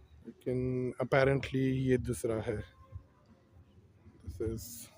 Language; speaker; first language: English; non-native, local second language; Urdu